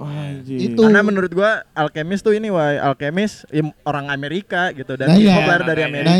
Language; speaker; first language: Indonesian; native; Indonesian